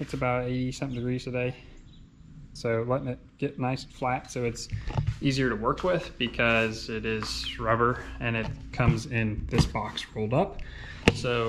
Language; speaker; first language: English; native; English